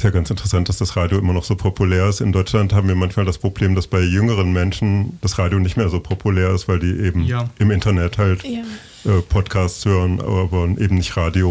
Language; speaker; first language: German; native; German